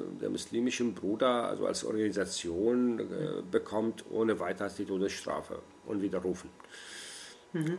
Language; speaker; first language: German; non-native, fluent; Arabic